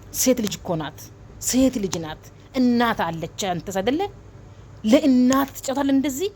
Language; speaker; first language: Amharic; non-native, local second language; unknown